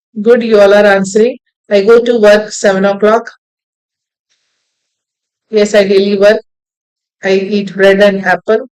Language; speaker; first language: English; non-native, local second language; Hindi